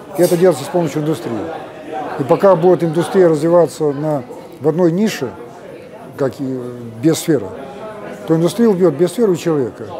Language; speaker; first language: Russian; native; Russian